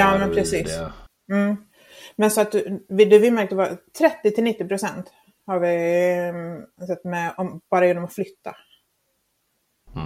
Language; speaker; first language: Swedish; non-native, fluent; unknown